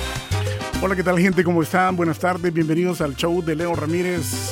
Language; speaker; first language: Spanish; native; Spanish